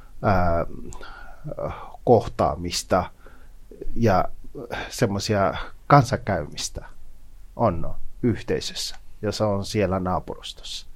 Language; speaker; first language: Finnish; non-native, fluent; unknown